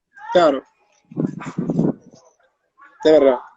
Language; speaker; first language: Spanish; non-native, learner; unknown